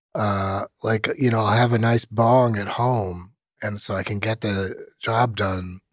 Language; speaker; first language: English; native; English